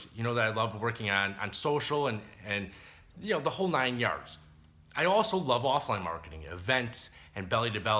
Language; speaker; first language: English; native; English